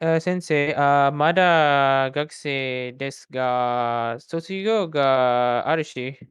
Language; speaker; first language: Japanese; non-native, learner; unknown